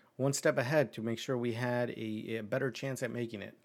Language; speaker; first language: English; early bilingual, other home language; Spanish